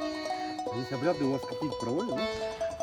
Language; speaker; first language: Russian; native; Russian